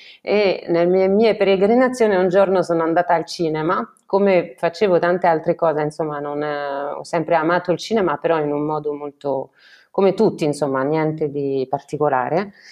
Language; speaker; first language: Italian; non-native, fluent; French